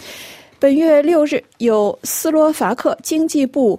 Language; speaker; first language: Chinese; native; Chinese